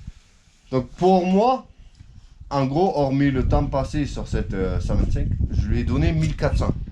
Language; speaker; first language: French; native; French